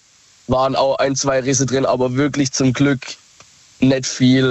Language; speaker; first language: German; native; German